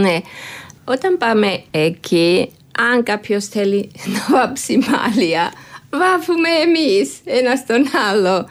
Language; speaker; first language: Greek; non-native, learner; Georgian